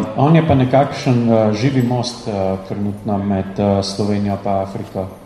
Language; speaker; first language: Slovenian; native; Slovenian